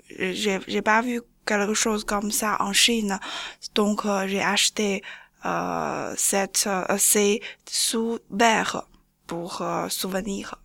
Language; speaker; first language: French; non-native, learner; Chinese